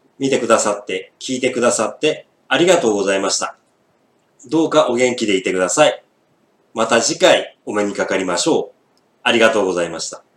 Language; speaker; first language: Japanese; native; Japanese